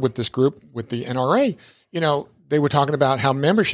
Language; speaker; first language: English; early bilingual, other home language; Italian